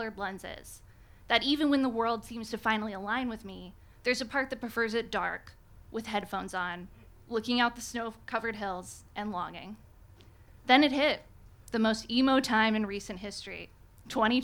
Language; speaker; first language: English; native; English